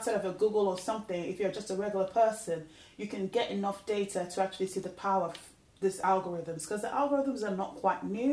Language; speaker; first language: English; non-native, local second language; Yoruba